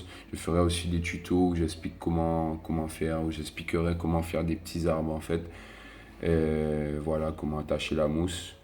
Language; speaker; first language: French; native; French